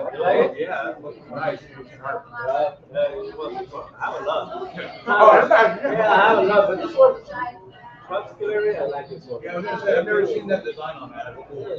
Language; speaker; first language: English; non-native, learner; French